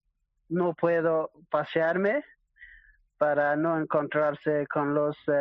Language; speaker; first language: Spanish; non-native, learner; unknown